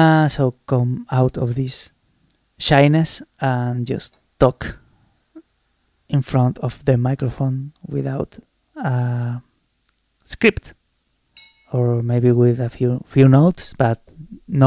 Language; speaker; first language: English; non-native, fluent; Spanish